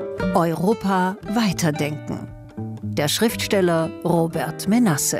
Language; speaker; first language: German; native; German